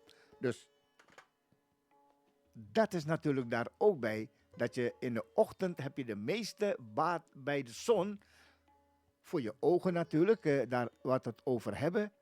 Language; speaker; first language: Dutch; non-native, local second language; Caribbean Hindustani